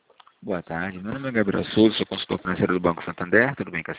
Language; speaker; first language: Portuguese; native; Portuguese